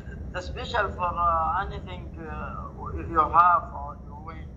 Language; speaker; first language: English; non-native, learner; Arabic